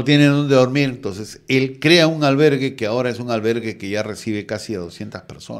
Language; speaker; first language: Spanish; native; Spanish